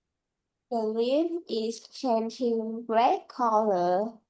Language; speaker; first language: English; non-native, learner; Vietnamese